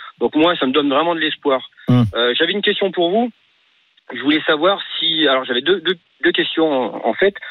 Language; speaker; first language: French; native; French